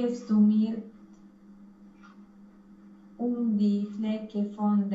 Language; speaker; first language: German; non-native, learner; Romanian